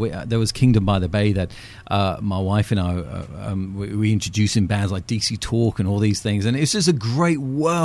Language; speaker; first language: English; native; English